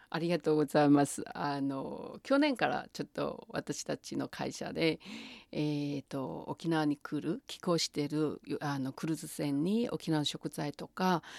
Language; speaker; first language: Japanese; non-native, fluent; Chinese